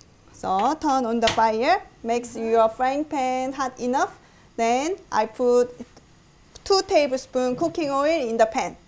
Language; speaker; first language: English; non-native, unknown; Korean